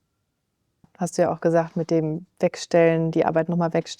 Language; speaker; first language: German; native; German